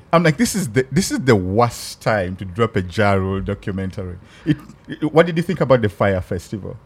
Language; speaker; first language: English; non-native, local second language; Ganda